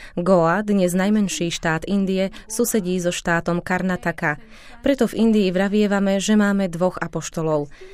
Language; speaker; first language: Slovak; native; Slovak